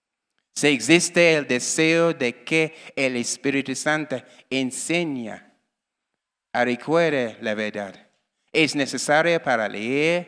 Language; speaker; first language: Spanish; non-native, learner; English